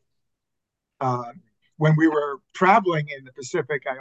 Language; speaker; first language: English; native; English